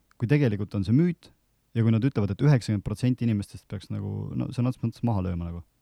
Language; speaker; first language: Estonian; native; Estonian